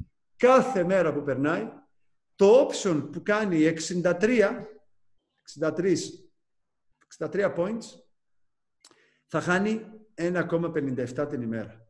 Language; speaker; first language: Greek; native; Greek